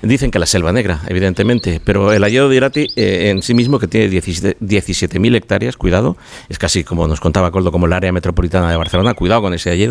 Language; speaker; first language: Spanish; native; Spanish